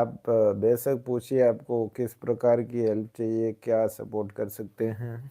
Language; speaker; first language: Hindi; non-native, local second language; Gujarati